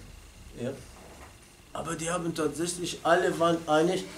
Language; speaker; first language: German; non-native, fluent; Arabic